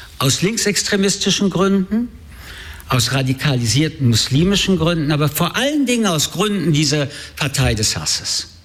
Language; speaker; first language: German; early bilingual, other home language; French